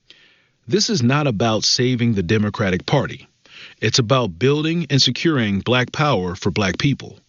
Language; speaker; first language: English; native; English